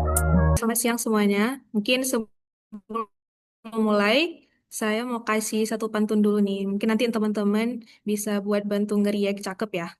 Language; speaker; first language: Indonesian; native; Indonesian